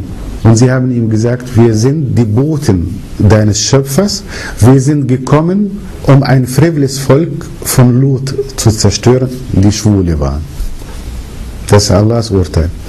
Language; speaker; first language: German; early bilingual, other home language; Arabic